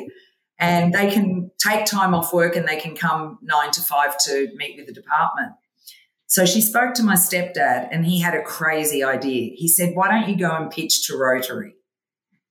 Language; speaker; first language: English; early bilingual, other home language; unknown